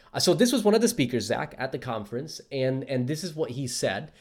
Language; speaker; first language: English; native; English